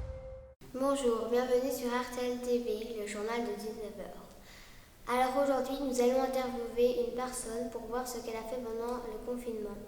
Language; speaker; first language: French; native; French